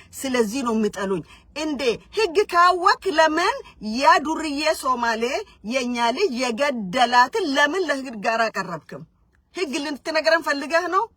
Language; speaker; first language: Amharic; non-native, local second language; Oromo